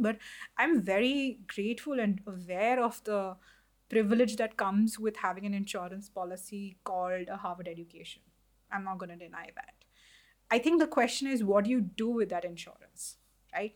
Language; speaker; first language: English; non-native, local second language; Hindi